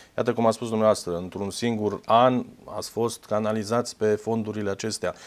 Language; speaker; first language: Romanian; native; Romanian